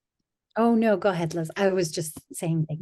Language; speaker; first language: English; native; English